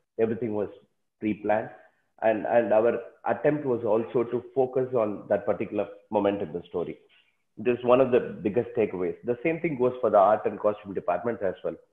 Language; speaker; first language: English; non-native, local second language; Tamil